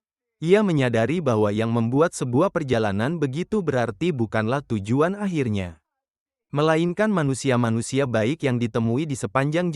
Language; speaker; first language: Indonesian; native; Indonesian